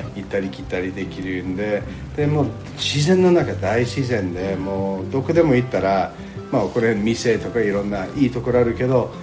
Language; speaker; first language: Japanese; non-native, fluent; English